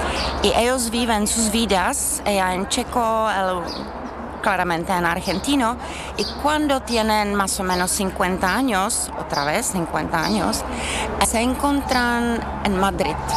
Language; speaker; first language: Spanish; non-native, fluent; Czech